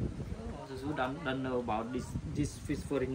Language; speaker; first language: English; non-native, learner; Khmer